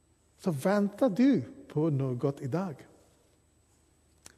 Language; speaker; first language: Swedish; non-native, fluent; English